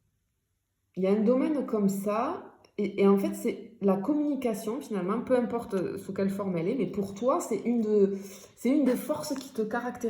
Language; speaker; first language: French; native; French